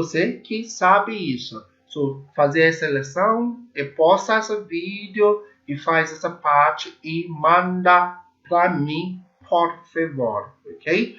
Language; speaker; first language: Portuguese; non-native, learner; English